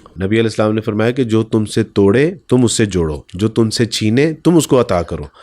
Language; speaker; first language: Urdu; native; Urdu